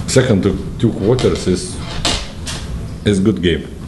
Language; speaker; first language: English; non-native, learner; Lithuanian